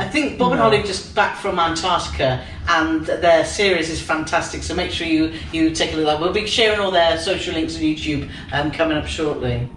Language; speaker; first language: English; native; English